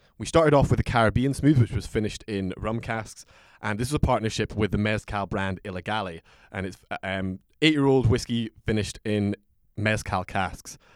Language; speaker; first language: English; native; English